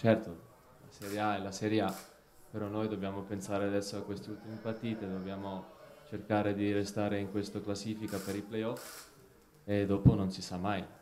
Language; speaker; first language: Italian; non-native, fluent; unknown